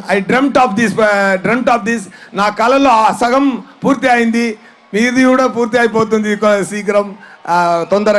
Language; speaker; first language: Telugu; non-native, learner; Tamil